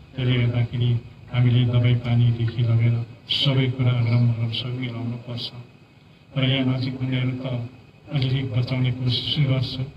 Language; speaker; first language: Nepali; non-native, local second language; Limbu